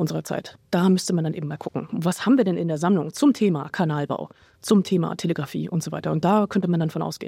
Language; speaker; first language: German; native; German